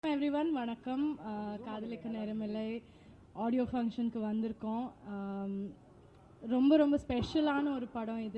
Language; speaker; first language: Tamil; non-native, local second language; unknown